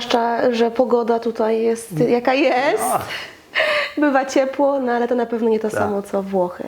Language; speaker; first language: Polish; native; Polish